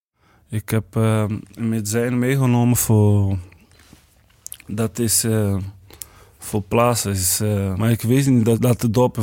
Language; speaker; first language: Dutch; non-native, learner; Portuguese